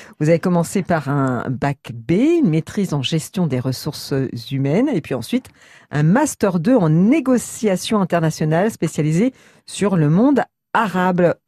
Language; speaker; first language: French; native; French